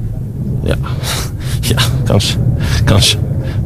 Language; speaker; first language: Norwegian; non-native, learner; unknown